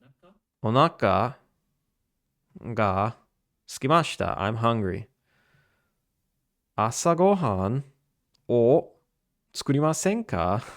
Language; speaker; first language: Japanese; non-native, learner; English